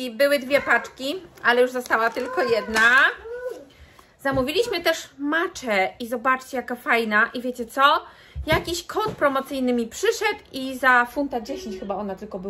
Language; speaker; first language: Polish; native; Polish